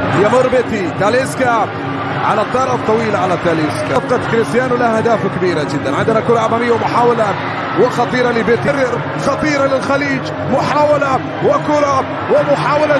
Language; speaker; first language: Arabic; native; Arabic